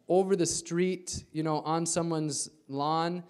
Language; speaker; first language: English; native; English